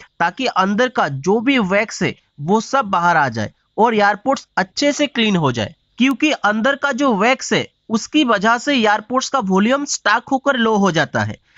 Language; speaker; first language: Hindi; non-native, local second language; Bangla